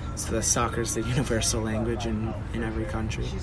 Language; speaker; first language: English; native; English